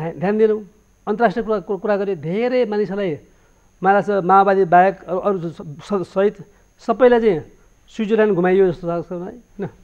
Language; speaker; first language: Nepali; native; Nepali